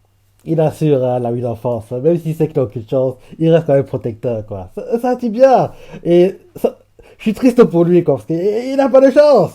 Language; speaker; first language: French; native; French